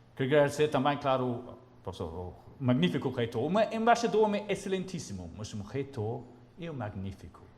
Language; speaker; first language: Portuguese; non-native, fluent; English